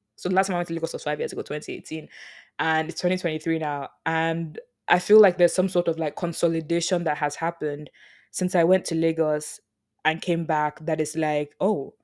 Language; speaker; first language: English; non-native, local second language; Yoruba